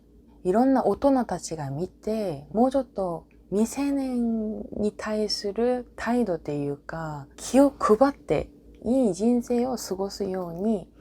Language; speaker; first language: Japanese; non-native, fluent; Korean